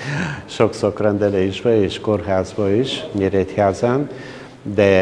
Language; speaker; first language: Hungarian; non-native, local second language; Bulgarian